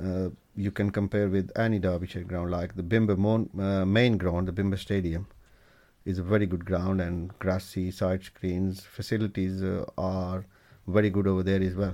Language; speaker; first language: English; non-native, local second language; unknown